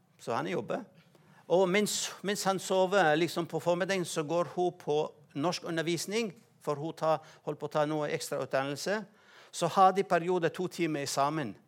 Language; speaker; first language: Norwegian; non-native, fluent; Arabic